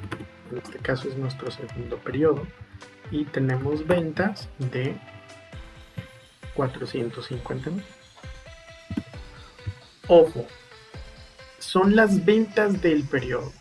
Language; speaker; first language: Spanish; native; Spanish